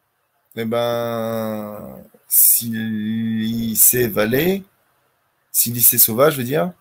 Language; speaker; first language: French; native; French